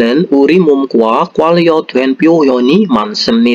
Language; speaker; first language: Korean; non-native, fluent; Indonesian